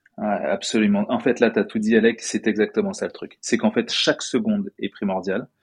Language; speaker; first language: French; native; French